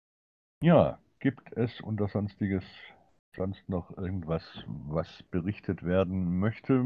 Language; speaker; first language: German; native; German